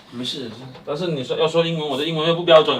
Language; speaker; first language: Chinese; native; Chinese